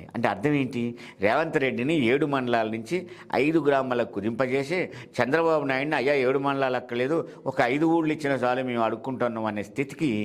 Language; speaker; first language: Telugu; native; Telugu